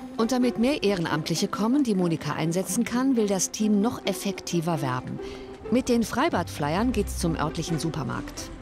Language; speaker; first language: German; native; German